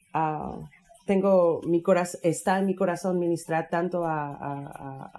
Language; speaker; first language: Spanish; non-native, fluent; English